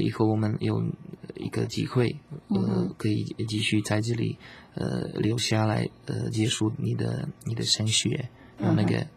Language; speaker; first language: Chinese; non-native, learner; Slovak